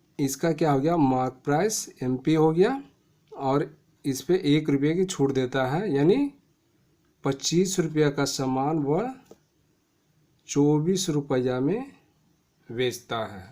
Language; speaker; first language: Hindi; native; Hindi